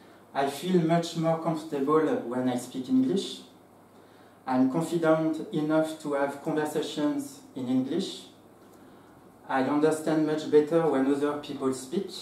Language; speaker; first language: English; non-native, fluent; French